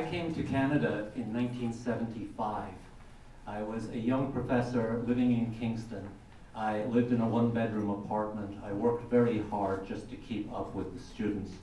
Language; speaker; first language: English; native; English